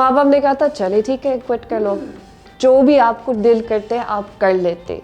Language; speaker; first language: Hindi; non-native, learner; English